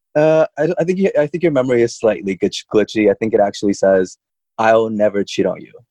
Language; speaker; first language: English; early bilingual, other home language; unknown